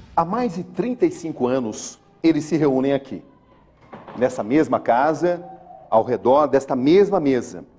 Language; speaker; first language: Portuguese; native; Portuguese